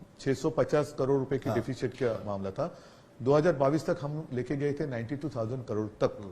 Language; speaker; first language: Hindi; non-native, local second language; Marathi